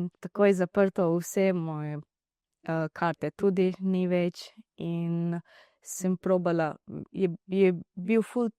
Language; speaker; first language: Slovenian; non-native, learner; Divehi